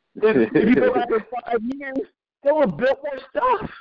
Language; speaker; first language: English; native; English